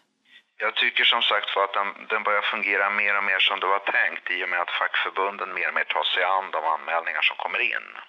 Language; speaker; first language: Swedish; native; Swedish